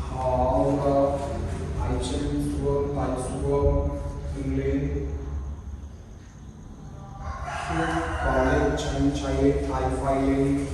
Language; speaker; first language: Vietnamese; non-native, learner; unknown